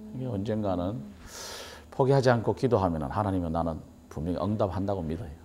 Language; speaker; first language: Korean; native; Korean